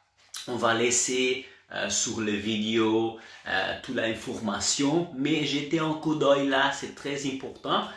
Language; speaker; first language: French; non-native, learner; Portuguese